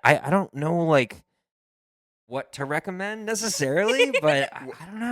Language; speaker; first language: English; native; English